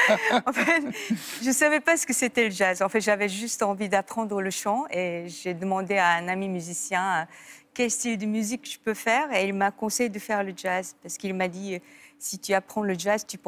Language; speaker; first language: French; non-native, fluent; Korean